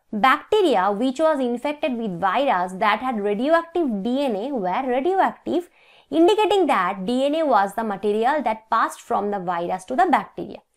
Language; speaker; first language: English; non-native, local second language; Bangla